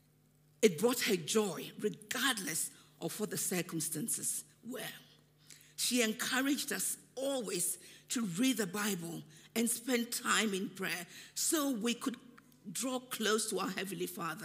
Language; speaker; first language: English; non-native, local second language; Akan